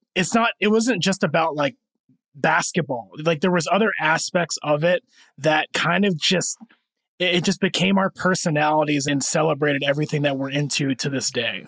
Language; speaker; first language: English; early bilingual, other home language; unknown